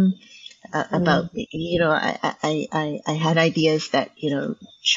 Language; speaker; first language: English; non-native, local second language; Min Nan Chinese